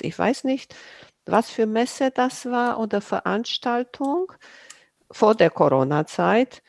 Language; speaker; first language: German; non-native, fluent; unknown